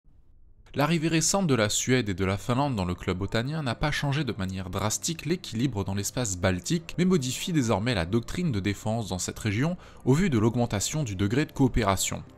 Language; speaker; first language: French; native; French